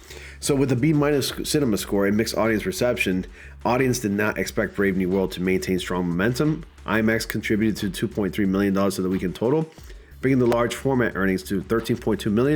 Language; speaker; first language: English; native; English